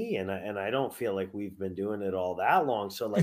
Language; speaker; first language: English; native; English